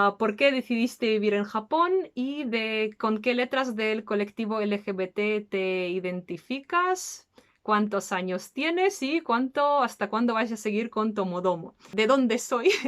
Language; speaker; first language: Spanish; early bilingual, other home language; Russian